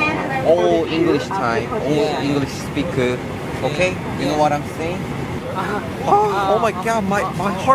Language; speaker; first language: English; non-native, learner; Korean